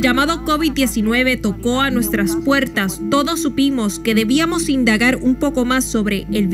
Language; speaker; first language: Spanish; native; Spanish